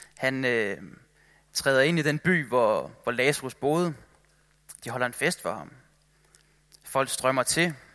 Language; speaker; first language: Danish; native; Danish